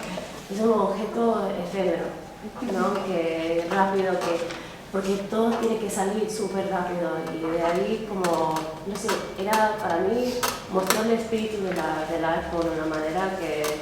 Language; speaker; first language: Spanish; non-native, fluent; English